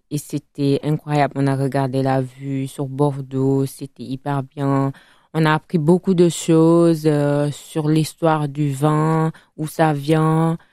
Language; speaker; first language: French; non-native, fluent; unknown